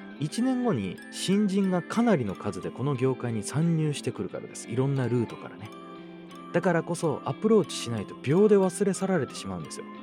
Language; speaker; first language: Japanese; native; Japanese